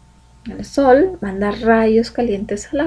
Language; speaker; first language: Spanish; native; Spanish